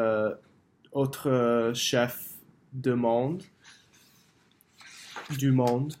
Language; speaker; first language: French; non-native, learner; English